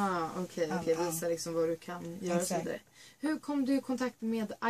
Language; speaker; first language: Swedish; native; Swedish